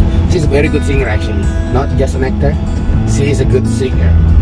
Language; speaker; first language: English; non-native, fluent; Indonesian